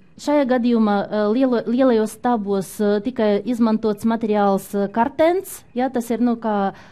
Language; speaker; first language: Latvian; non-native, local second language; Russian